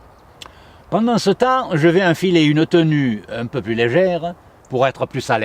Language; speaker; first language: French; native; French